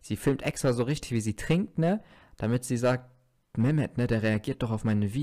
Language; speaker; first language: German; native; German